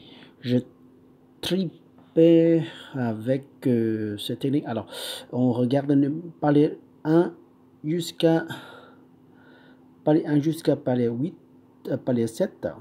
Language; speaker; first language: French; non-native, fluent; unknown